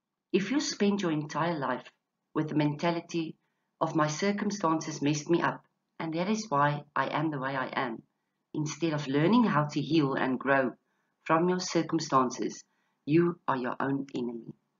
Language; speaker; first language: English; non-native, local second language; Afrikaans